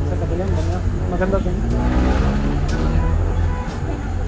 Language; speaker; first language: Filipino; non-native, learner; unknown